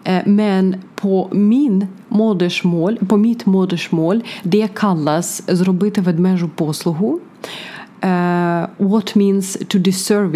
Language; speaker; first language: Swedish; non-native, learner; Ukrainian